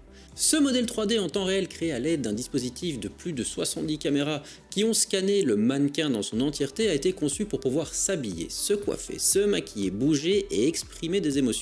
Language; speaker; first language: French; native; French